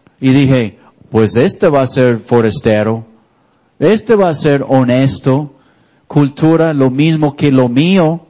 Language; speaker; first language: Spanish; non-native, fluent; English